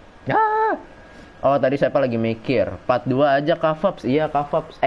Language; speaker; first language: Indonesian; native; Indonesian